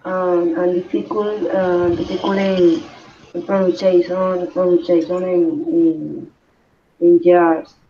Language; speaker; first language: English; non-native, learner; Spanish